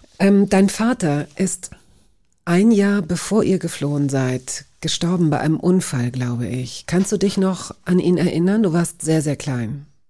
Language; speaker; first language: German; native; German